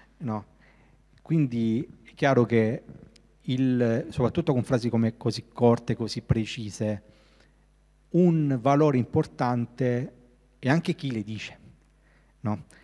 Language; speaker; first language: Italian; native; Italian